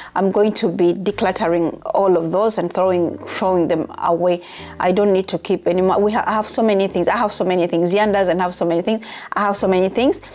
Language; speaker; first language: English; non-native, local second language; Ganda